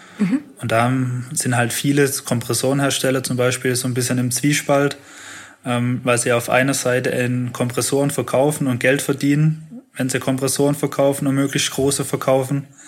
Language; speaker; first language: German; native; German